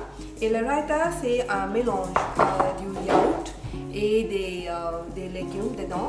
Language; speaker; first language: French; non-native, fluent; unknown